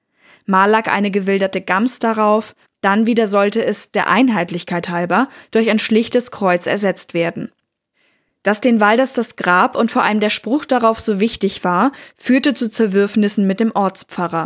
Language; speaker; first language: German; native; German